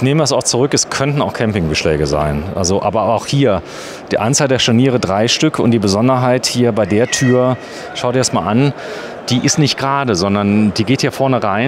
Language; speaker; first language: German; native; German